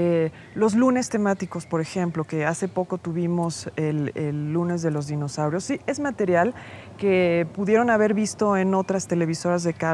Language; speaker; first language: Spanish; native; Spanish